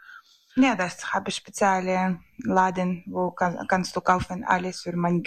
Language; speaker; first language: German; non-native, learner; Ukrainian